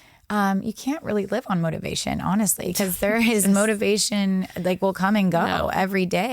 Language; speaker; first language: English; native; English